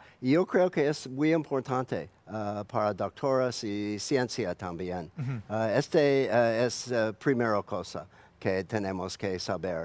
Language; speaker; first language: Spanish; non-native, learner; English